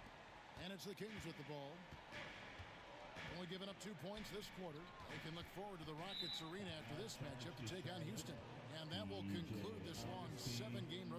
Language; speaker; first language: English; native; English